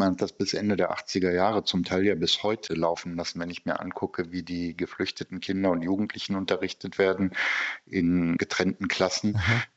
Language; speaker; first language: German; early bilingual, other home language; Turkish